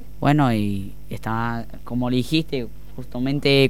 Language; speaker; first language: Spanish; non-native, learner; Arabic